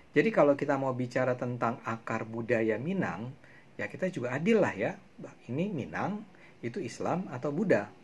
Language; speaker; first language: Indonesian; native; Indonesian